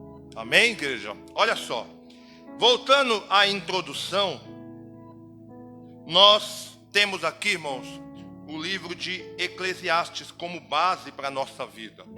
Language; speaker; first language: Portuguese; native; Portuguese